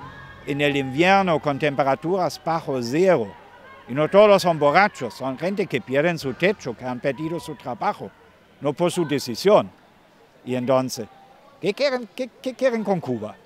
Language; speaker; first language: Spanish; non-native, fluent; German